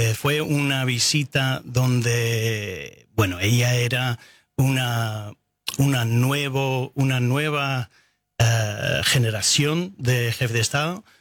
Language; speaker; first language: Spanish; non-native, fluent; English